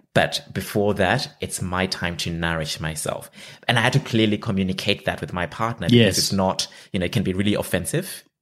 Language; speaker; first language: English; non-native, local second language; Shona